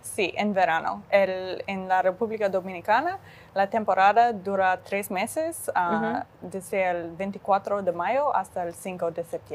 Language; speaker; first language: Spanish; non-native, fluent; English